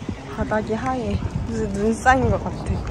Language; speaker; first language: Korean; native; Korean